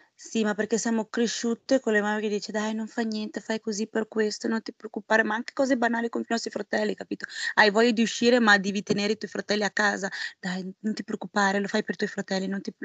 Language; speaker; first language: Italian; early bilingual, other home language; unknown